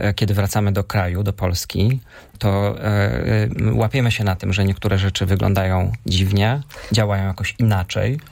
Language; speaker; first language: Polish; native; Polish